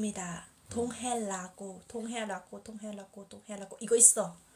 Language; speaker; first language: Korean; non-native, learner; Thai